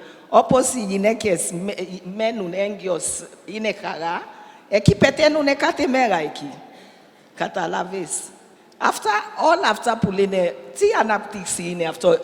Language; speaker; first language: Greek; non-native, learner; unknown